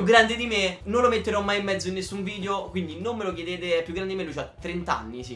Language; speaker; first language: Italian; native; Italian